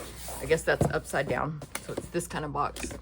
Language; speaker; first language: English; native; English